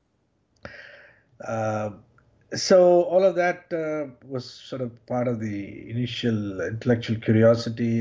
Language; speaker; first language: English; non-native, local second language; Tamil